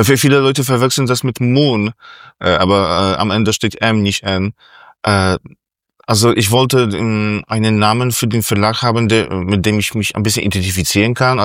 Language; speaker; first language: German; non-native, fluent; Polish